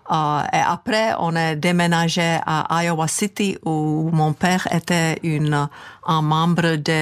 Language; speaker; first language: French; non-native, fluent; Czech